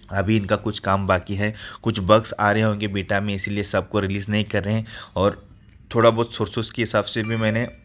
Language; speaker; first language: Hindi; native; Hindi